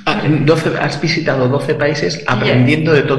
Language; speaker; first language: Spanish; native; Spanish